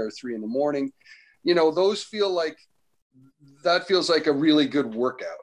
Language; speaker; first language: English; native; English